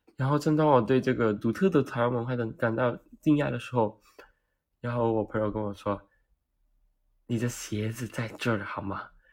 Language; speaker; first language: Chinese; non-native, local second language; Cantonese